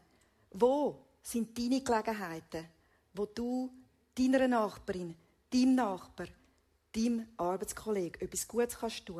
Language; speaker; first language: German; native; German